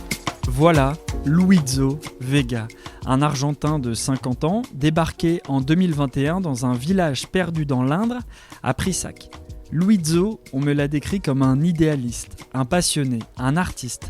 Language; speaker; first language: French; native; French